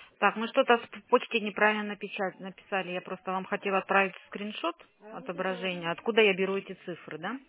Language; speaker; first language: Russian; native; Russian